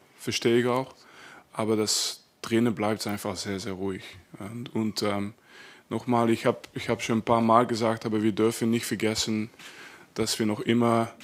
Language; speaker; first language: German; non-native, fluent; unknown